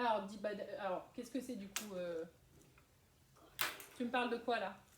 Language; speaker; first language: French; native; French